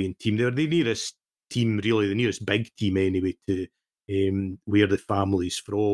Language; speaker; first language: English; native; English